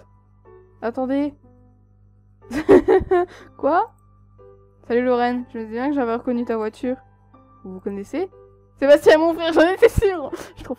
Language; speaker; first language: French; native; French